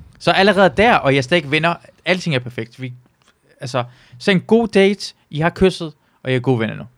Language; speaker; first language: Danish; early bilingual, other home language; Persian